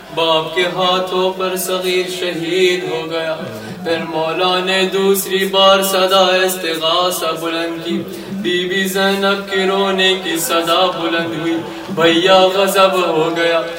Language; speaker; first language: Urdu; native; Urdu